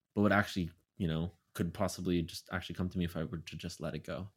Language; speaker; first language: English; native; English